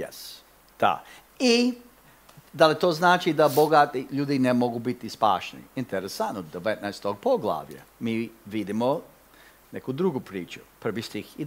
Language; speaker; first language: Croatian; non-native, fluent; English